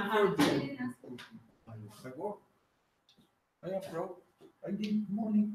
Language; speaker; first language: English; non-native, learner; Spanish